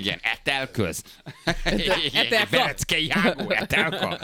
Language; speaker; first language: Hungarian; native; Hungarian